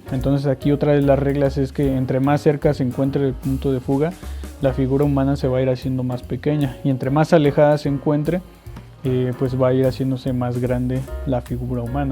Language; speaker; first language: Spanish; native; Spanish